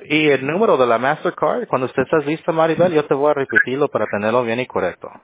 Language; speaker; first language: Spanish; early bilingual, other home language; English